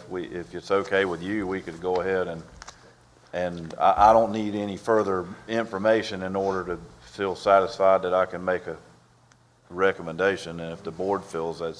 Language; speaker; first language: English; native; English